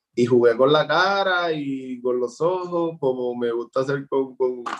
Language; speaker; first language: Spanish; native; Spanish